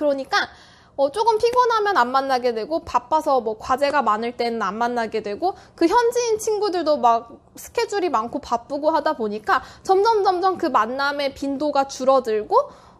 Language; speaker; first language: Korean; native; Korean